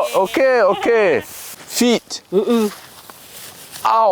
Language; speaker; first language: English; non-native, learner; French